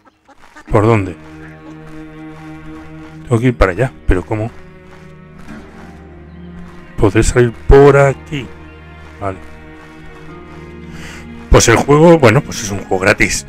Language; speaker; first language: Spanish; native; Spanish